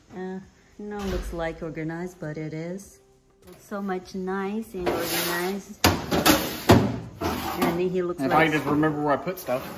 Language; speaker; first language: English; non-native, fluent; Portuguese